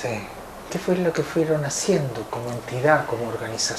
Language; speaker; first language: Spanish; native; Spanish